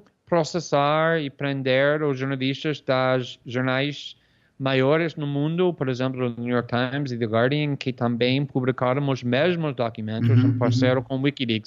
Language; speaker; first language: Portuguese; non-native, fluent; English